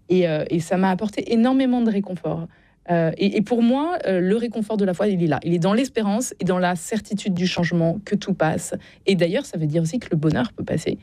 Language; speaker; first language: French; native; French